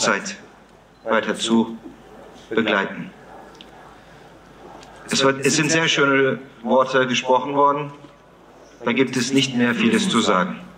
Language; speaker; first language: German; early bilingual, other home language; Turkish